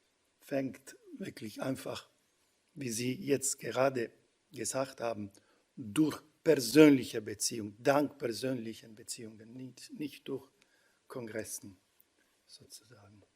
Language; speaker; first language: German; non-native, fluent; Italian